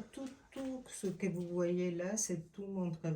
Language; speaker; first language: French; non-native, fluent; Italian